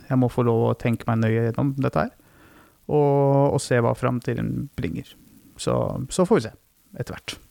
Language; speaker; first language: Norwegian; early bilingual, other home language; Persian